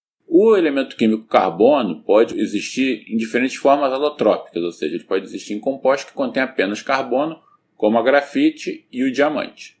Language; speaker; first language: Portuguese; native; Portuguese